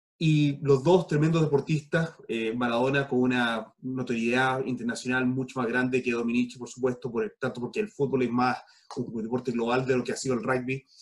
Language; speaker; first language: Spanish; early bilingual, heritage; Spanish